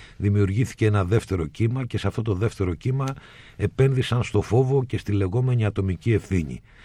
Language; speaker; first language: Greek; native; Greek